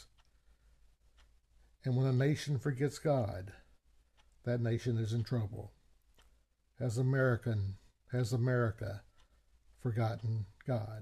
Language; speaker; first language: English; native; English